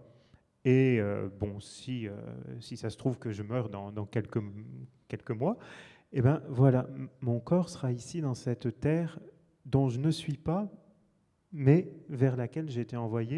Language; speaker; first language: French; native; French